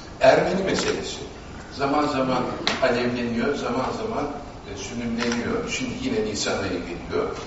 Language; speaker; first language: Turkish; native; Turkish